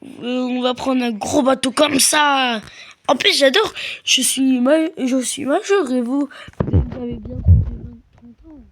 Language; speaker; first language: French; native; French